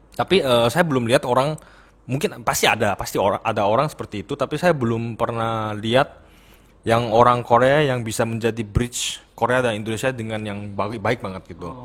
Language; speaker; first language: Indonesian; early bilingual, other home language; Korean